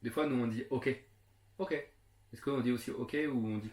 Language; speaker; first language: French; native; French